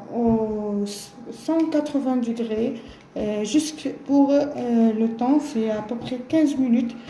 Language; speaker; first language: French; non-native, local second language; Arabic